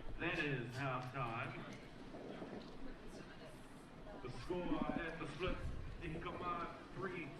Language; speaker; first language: English; native; English